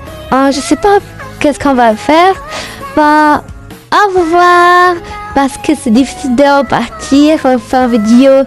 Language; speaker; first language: French; non-native, learner; Arabic